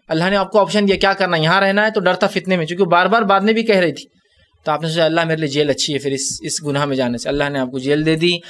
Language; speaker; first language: Urdu; native; Urdu